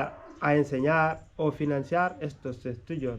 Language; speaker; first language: Spanish; non-native, fluent; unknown